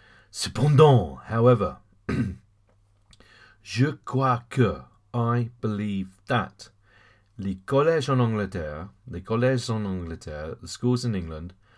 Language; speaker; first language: English; native; English